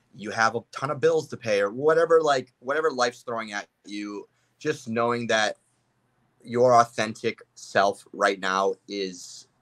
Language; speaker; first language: English; native; English